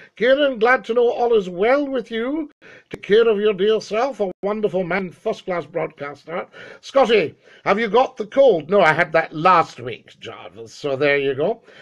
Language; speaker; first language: English; native; English